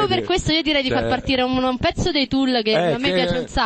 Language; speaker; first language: Italian; native; Italian